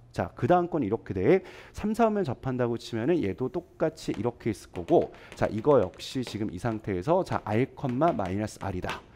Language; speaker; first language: Korean; native; Korean